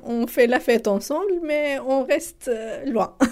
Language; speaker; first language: French; non-native, local second language; Arabic